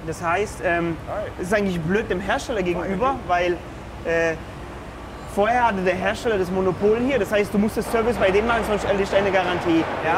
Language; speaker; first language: German; early bilingual, other home language; Polish